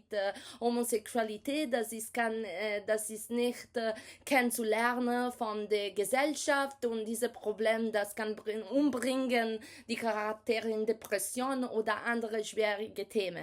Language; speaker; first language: German; non-native, learner; Italian